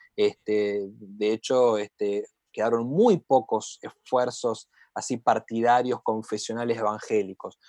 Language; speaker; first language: Spanish; native; Spanish